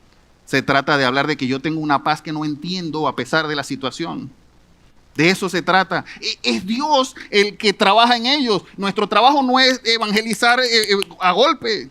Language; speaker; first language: Spanish; native; Spanish